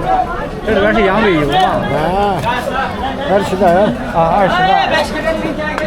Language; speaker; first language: Chinese; native; Chinese